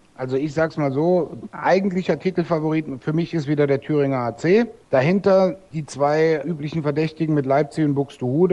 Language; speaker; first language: German; native; German